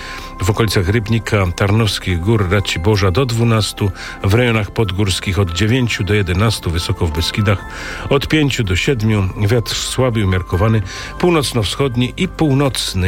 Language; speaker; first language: Polish; native; Polish